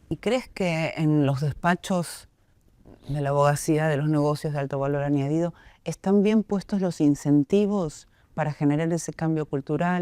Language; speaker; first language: Spanish; native; Spanish